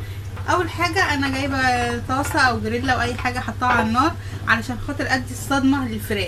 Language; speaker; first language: Arabic; native; Arabic